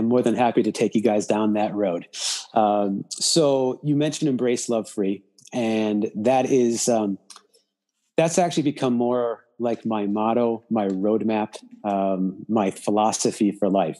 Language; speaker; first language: English; native; English